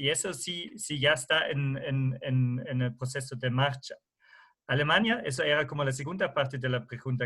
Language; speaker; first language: Spanish; non-native, fluent; German